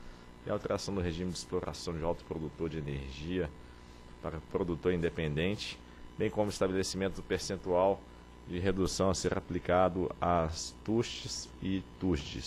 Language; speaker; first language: Portuguese; native; Portuguese